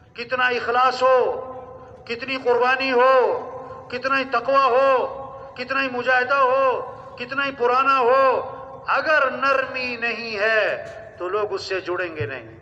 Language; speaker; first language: Urdu; non-native, local second language; Pashto